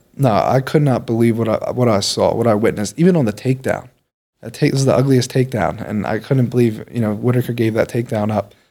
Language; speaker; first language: English; native; English